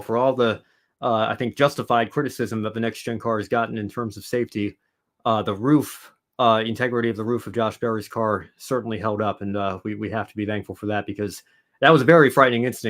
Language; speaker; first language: English; native; English